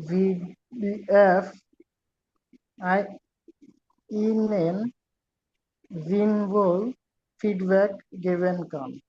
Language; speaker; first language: German; non-native, learner; Bangla